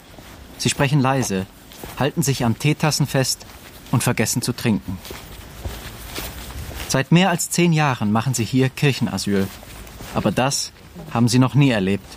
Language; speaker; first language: German; native; German